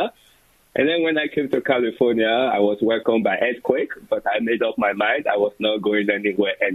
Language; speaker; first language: English; non-native, local second language; Bini